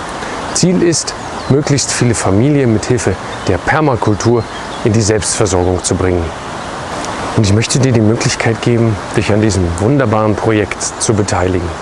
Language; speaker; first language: German; native; German